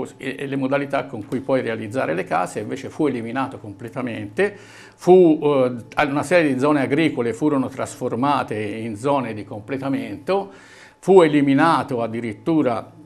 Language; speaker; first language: Italian; native; Italian